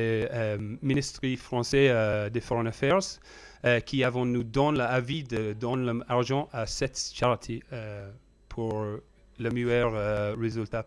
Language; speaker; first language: French; non-native, learner; English